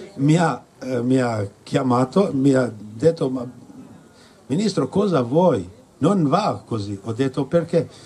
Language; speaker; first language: Italian; non-native, fluent; Albanian